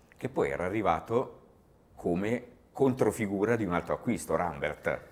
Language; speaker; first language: Italian; native; Italian